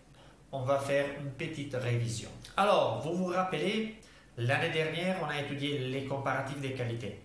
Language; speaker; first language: French; non-native, fluent; Italian